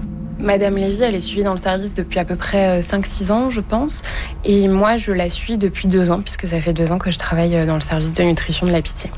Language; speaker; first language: French; native; French